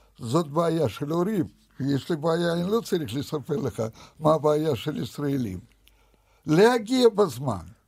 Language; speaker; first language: Hebrew; non-native, fluent; Russian